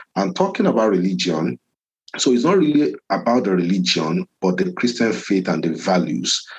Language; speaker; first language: English; non-native, local second language; Yoruba